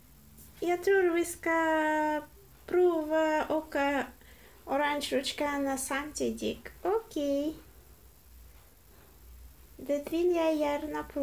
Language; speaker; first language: Swedish; non-native, learner; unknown